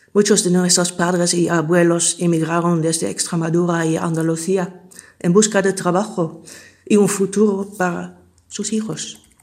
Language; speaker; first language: Spanish; non-native, fluent; Dutch